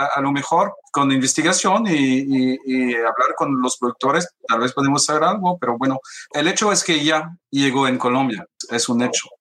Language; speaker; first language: Spanish; non-native, fluent; French